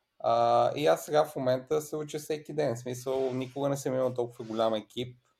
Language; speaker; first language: Bulgarian; early bilingual, other home language; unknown